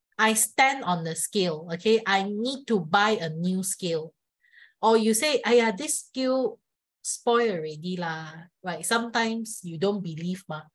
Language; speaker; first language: English; non-native, local second language; Chinese